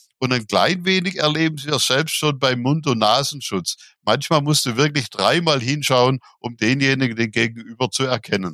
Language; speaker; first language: German; native; German